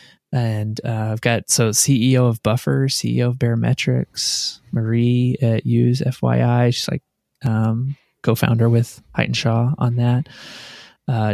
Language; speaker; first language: English; native; English